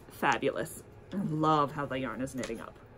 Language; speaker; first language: English; native; English